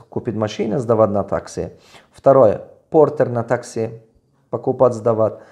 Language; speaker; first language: Russian; non-native, local second language; Tajik